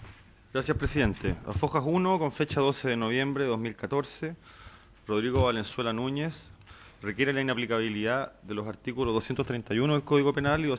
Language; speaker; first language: Spanish; native; Spanish